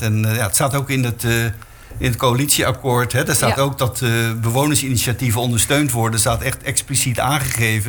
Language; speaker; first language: Dutch; native; Dutch